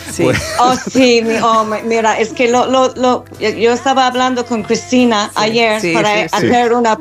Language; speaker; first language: Spanish; non-native, learner; English